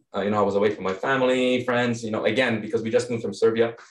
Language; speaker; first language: English; early bilingual, other home language; Serbian